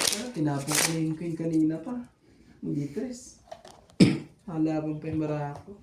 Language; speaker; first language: Filipino; native; Filipino